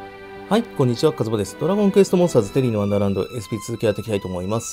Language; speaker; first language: Japanese; native; Japanese